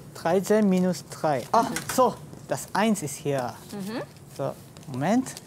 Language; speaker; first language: German; non-native, learner; Malay